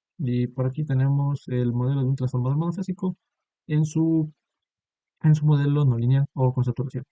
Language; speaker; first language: Spanish; native; Spanish